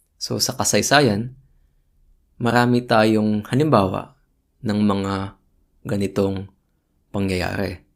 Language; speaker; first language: Filipino; native; Filipino